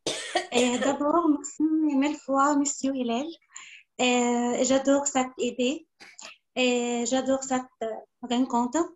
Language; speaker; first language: French; non-native, learner; Arabic